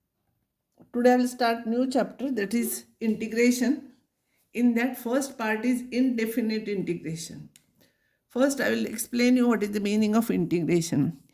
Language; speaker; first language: English; non-native, local second language; Marathi